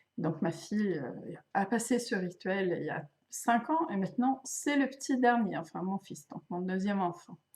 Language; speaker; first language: French; non-native, fluent; Swedish